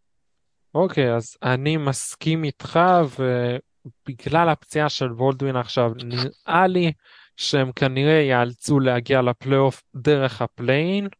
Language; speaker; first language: Hebrew; native; Hebrew